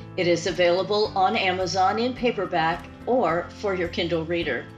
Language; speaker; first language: English; native; English